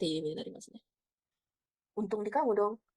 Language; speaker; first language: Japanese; non-native, fluent; Indonesian